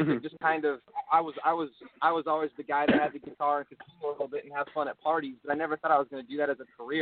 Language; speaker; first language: English; native; English